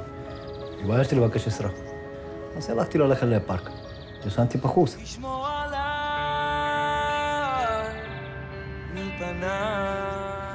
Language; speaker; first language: Hebrew; non-native, fluent; Spanish